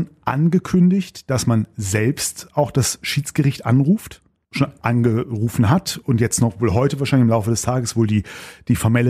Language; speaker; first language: German; native; German